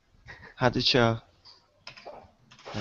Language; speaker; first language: English; non-native, learner; Vietnamese